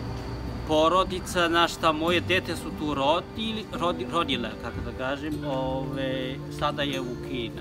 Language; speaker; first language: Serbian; non-native, learner; Chinese